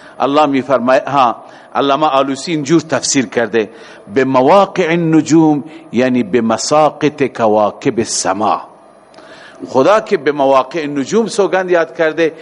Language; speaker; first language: Persian; native; Persian